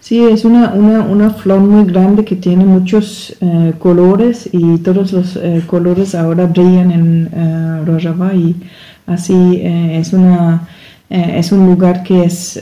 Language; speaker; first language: Spanish; non-native, learner; German